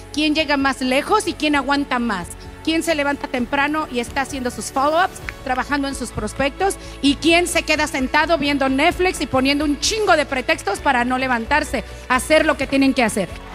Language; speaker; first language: Spanish; native; Spanish